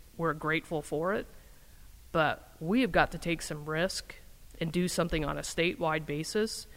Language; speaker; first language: English; native; English